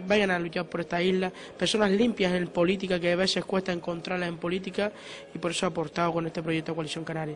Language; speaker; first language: Spanish; native; Spanish